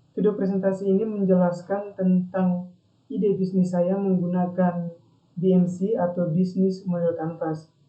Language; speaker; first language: Indonesian; non-native, local second language; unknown